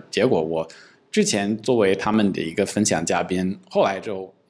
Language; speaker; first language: Chinese; non-native, fluent; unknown